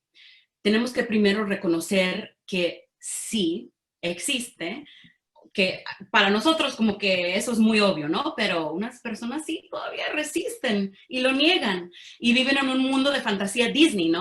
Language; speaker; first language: Spanish; early bilingual, heritage; Spanish